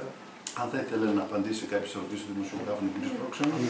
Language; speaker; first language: Greek; native; Greek